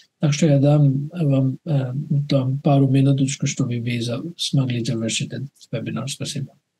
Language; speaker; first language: Russian; non-native, fluent; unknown